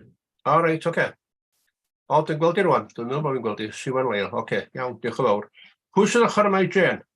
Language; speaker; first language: Welsh; native; Welsh